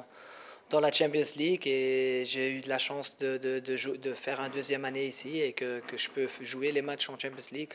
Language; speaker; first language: French; non-native, fluent; Dutch